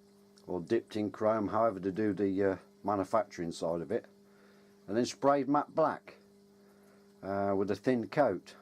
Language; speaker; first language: English; native; English